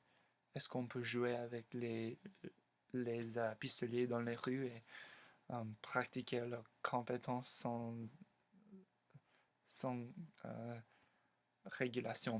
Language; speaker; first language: French; non-native, learner; English